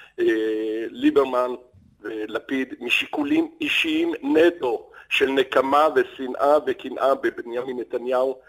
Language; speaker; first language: Hebrew; early bilingual, other home language; Arabic